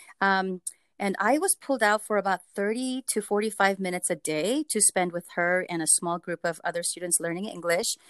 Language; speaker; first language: English; early bilingual, other home language; Korean